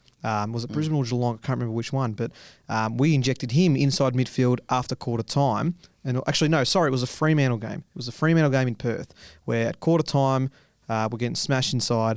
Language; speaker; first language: English; native; English